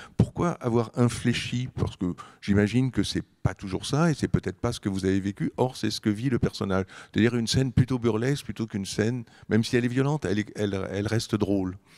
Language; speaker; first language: French; native; French